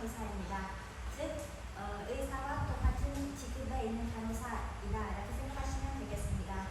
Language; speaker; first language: Korean; non-native, fluent; Khmer